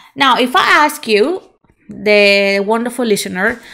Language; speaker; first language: English; non-native, fluent; Spanish